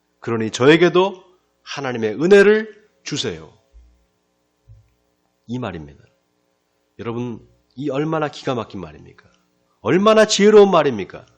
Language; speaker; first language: Korean; native; Korean